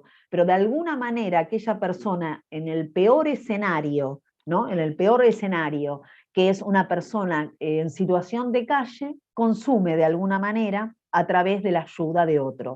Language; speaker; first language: Spanish; native; Spanish